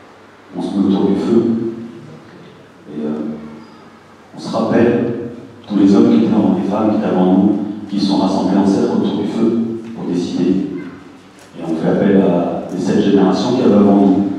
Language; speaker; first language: French; native; French